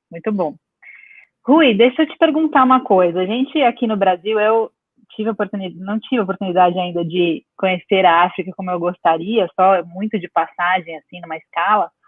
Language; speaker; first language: Portuguese; native; Portuguese